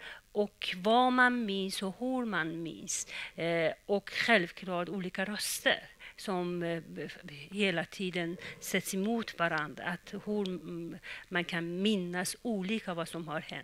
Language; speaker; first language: Swedish; non-native, fluent; Persian